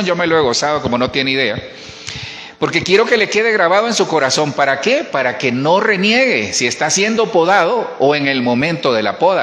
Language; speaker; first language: Spanish; native; Spanish